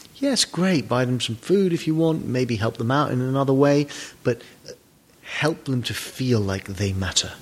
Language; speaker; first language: English; native; English